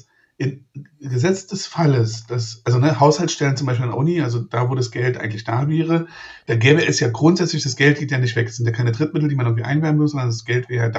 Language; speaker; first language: German; native; German